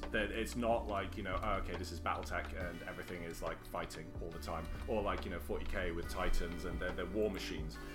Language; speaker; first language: English; native; English